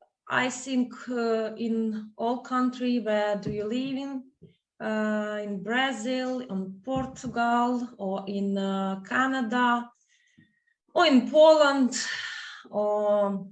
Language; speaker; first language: English; non-native, fluent; Ukrainian